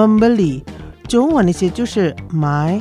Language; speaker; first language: Chinese; non-native, fluent; Indonesian